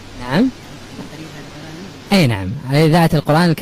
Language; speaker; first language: Arabic; native; Arabic